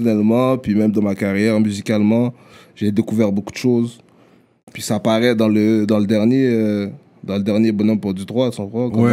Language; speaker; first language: French; native; French